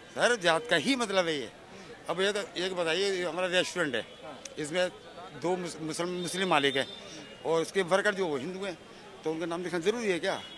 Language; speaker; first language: Hindi; native; Hindi